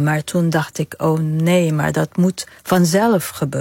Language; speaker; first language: Dutch; non-native, fluent; Arabic